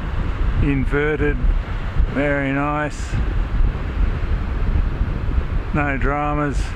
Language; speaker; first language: English; native; English